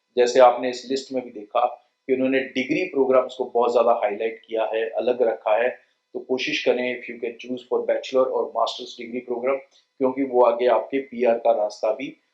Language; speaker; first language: Hindi; non-native, local second language; Punjabi